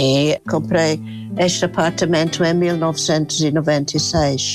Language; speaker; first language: Portuguese; non-native, fluent; English